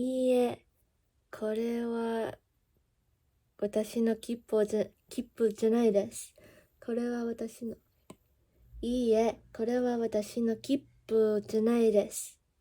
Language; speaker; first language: Japanese; non-native, learner; English